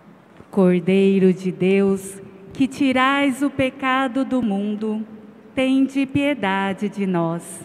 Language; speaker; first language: Portuguese; native; Portuguese